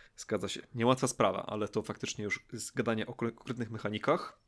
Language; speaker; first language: Polish; native; Polish